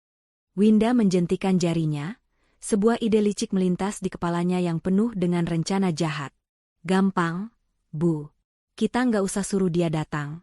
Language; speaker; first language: Indonesian; native; Indonesian